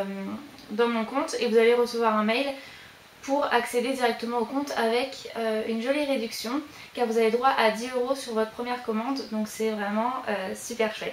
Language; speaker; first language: French; native; French